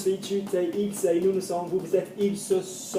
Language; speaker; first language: French; non-native, fluent; English